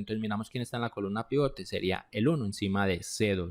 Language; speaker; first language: Spanish; native; Spanish